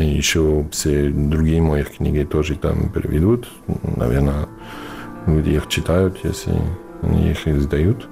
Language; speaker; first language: Russian; non-native, fluent; English